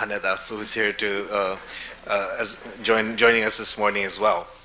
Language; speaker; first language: English; native; English